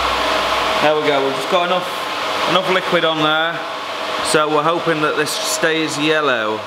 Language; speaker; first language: English; native; English